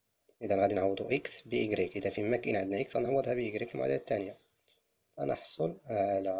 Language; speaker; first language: Arabic; native; Arabic